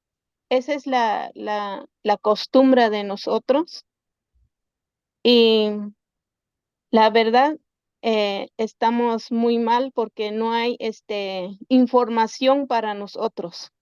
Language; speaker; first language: Spanish; non-native, local second language; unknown